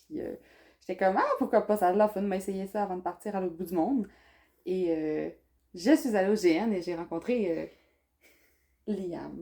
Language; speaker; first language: French; native; French